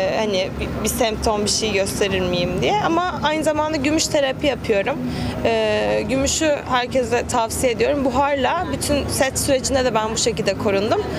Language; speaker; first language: Turkish; early bilingual, heritage; Turkish